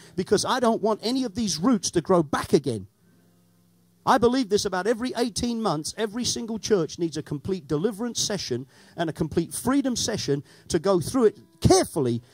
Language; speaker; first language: English; native; English